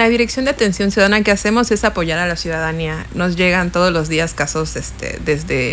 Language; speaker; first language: Spanish; native; Spanish